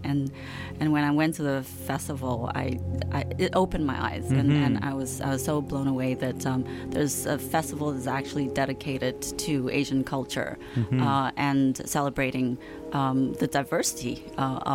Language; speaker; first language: English; non-native, local second language; Cantonese